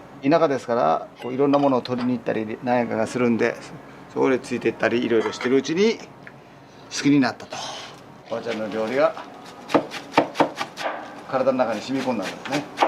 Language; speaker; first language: Japanese; native; Japanese